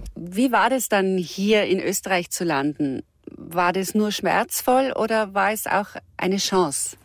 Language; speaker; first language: German; native; German